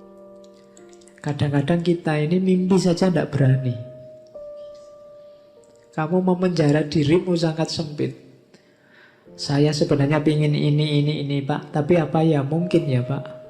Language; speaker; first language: Indonesian; native; Indonesian